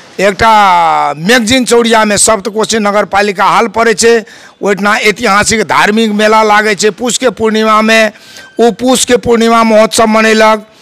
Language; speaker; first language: Maithili; non-native, local second language; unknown